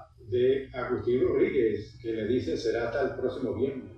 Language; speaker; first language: Spanish; native; Spanish